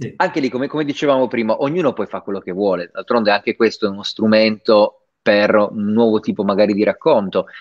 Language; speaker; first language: Italian; native; Italian